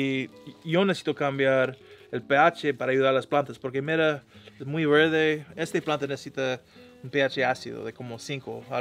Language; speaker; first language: Spanish; non-native, learner; English